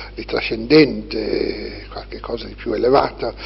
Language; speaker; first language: Italian; native; Italian